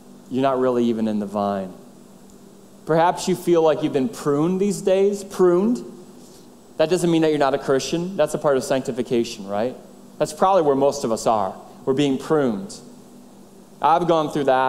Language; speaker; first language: English; native; English